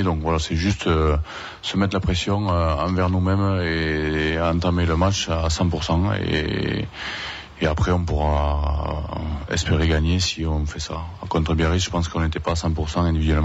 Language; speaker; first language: French; native; French